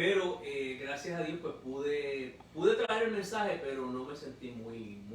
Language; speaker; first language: Spanish; native; Spanish